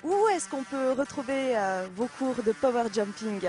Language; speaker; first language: French; native; French